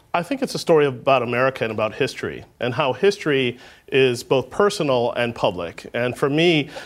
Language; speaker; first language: English; native; English